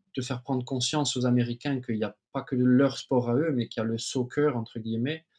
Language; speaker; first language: French; native; French